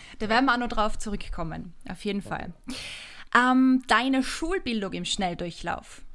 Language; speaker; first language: German; native; German